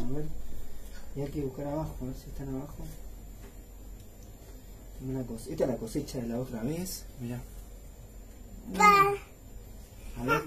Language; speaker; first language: Spanish; native; Spanish